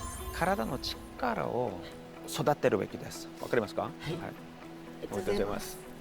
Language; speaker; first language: Japanese; non-native, learner; Korean